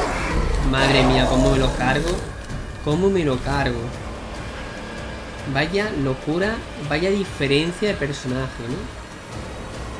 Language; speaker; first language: Spanish; native; Spanish